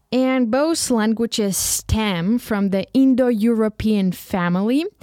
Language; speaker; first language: English; non-native, fluent; Ukrainian